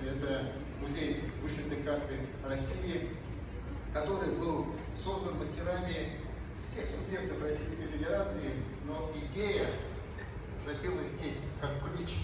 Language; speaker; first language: Russian; native; Russian